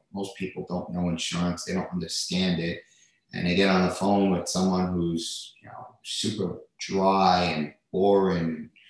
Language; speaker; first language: English; native; English